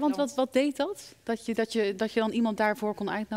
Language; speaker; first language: Dutch; native; Dutch